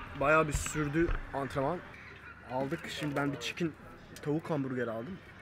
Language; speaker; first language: Turkish; early bilingual, heritage; Turkish